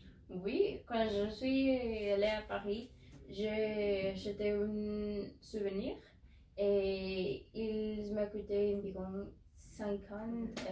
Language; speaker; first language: French; non-native, learner; Spanish